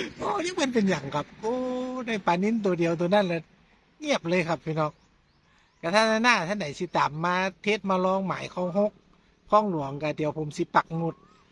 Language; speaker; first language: Thai; non-native, local second language; Northeastern Thai